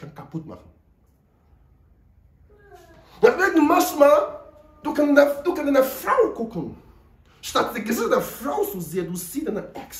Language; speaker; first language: German; non-native, learner; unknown